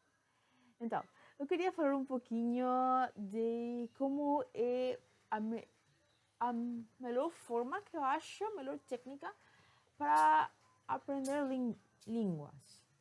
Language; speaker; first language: Portuguese; non-native, fluent; Spanish